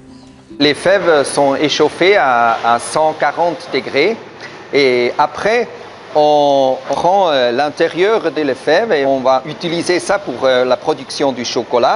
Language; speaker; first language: French; non-native, local second language; German